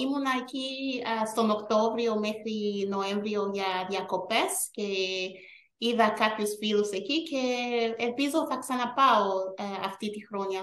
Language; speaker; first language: Greek; early bilingual, other home language; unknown